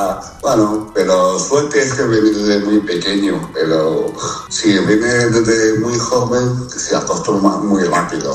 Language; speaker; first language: Spanish; non-native, fluent; Chinese